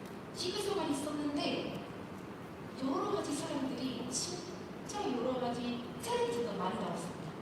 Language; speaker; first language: Korean; non-native, learner; Arabic